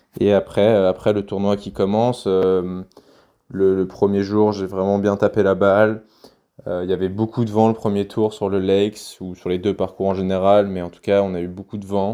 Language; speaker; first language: French; native; French